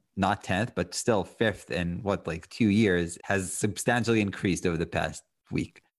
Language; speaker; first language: English; non-native, fluent; Hebrew